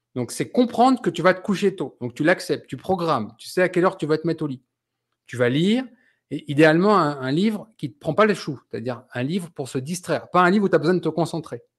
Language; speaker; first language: French; native; French